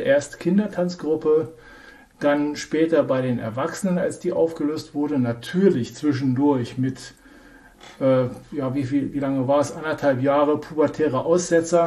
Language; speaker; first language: German; native; German